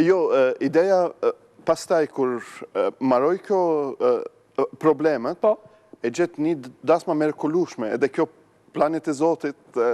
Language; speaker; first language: Albanian; non-native, learner; Arabic